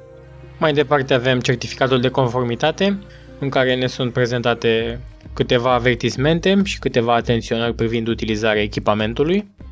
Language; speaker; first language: Romanian; native; Romanian